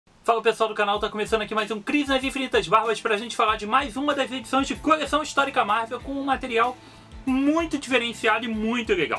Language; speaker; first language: Portuguese; native; Portuguese